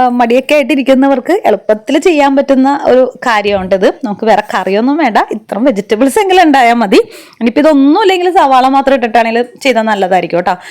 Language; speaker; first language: Malayalam; native; Malayalam